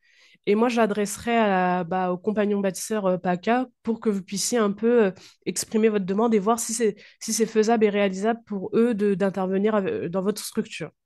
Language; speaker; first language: French; native; French